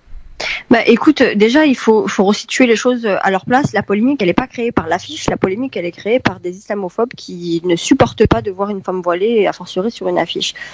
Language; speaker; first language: French; early bilingual, heritage; French